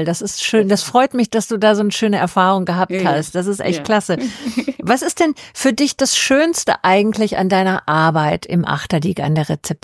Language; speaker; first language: German; native; German